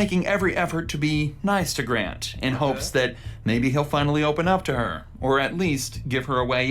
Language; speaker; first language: English; native; English